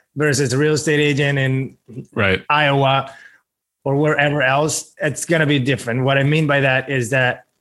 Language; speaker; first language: English; non-native, fluent; Spanish